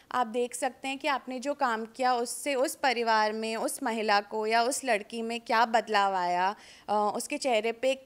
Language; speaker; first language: Hindi; native; Hindi